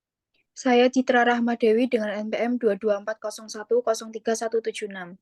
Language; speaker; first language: Indonesian; native; Indonesian